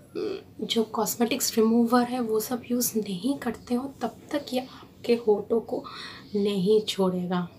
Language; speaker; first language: Hindi; non-native, local second language; Bangla